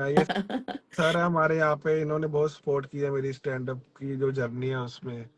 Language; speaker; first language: Hindi; non-native, local second language; Punjabi